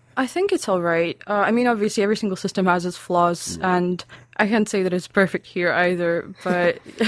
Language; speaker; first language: English; non-native, fluent; Lithuanian